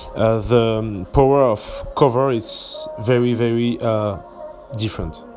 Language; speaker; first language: English; non-native, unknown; French